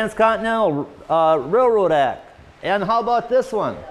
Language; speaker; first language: English; native; English